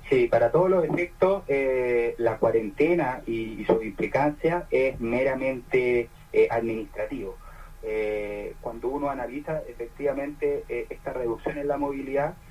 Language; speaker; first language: Spanish; native; Spanish